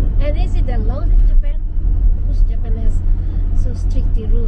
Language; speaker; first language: English; non-native, learner; Indonesian